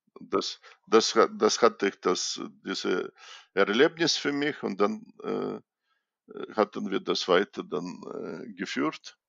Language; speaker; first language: German; non-native, fluent; Russian